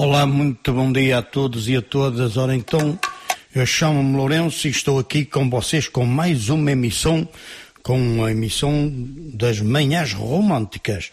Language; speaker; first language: Portuguese; native; Portuguese